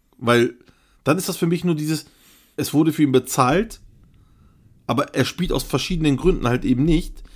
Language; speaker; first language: German; early bilingual, other home language; Turkish